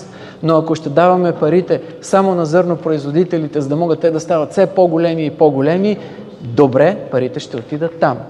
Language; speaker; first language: Bulgarian; native; Bulgarian